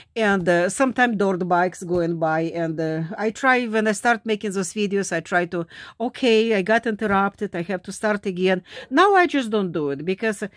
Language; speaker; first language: English; non-native, fluent; Slovak